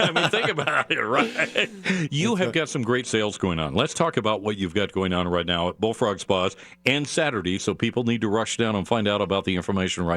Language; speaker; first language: English; native; English